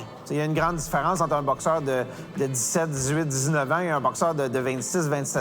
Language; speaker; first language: French; native; French